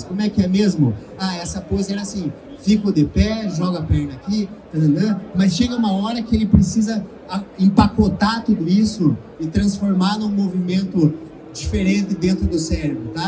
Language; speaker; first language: Portuguese; native; Portuguese